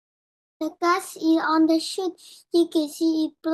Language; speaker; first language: English; non-native, learner; Vietnamese